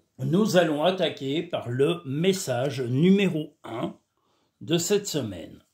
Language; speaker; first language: French; native; French